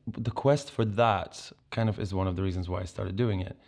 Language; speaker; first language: English; non-native, fluent; Polish